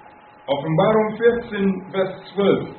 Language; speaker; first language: German; non-native, fluent; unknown